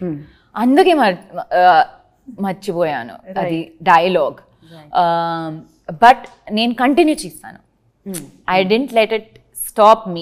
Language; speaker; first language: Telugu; non-native, learner; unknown